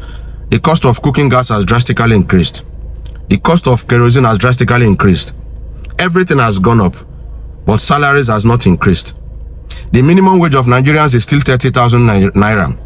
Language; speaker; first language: English; non-native, local second language; Igbo